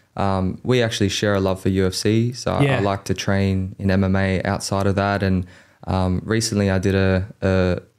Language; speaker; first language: English; native; English